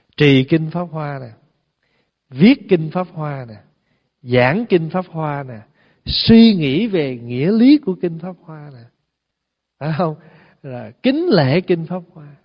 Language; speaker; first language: Vietnamese; early bilingual, heritage; Vietnamese